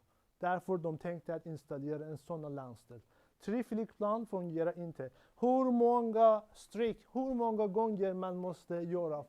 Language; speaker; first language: Swedish; non-native, learner; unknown